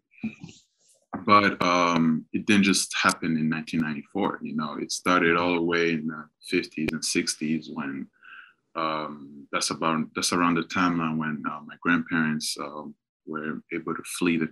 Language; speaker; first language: English; non-native, local second language; Kinyarwanda